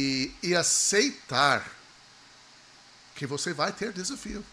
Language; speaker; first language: Portuguese; non-native, fluent; English